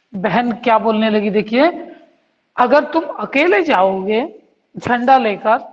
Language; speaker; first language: Hindi; non-native, local second language; Kannada